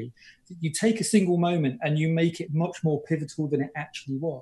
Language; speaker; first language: English; native; English